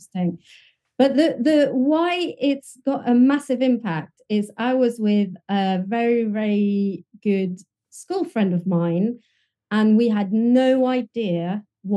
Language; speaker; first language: English; non-native, fluent; French